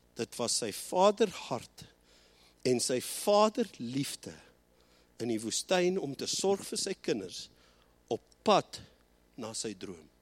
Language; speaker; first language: Afrikaans; native; Afrikaans